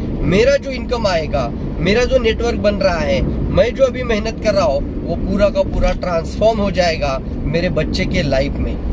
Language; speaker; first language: Hindi; non-native, local second language; Marathi